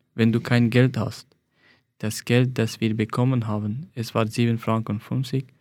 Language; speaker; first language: German; non-native, fluent; Persian